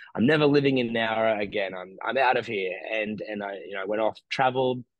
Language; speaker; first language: English; native; English